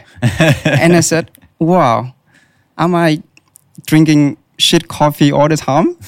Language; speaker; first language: English; non-native, fluent; Vietnamese